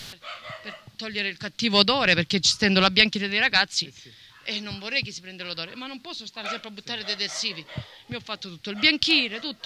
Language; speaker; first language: Italian; native; Italian